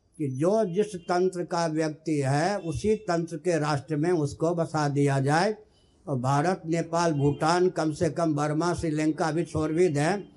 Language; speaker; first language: Hindi; non-native, local second language; Maithili